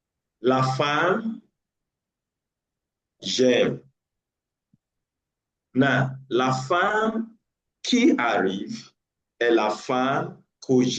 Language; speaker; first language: French; non-native, learner; English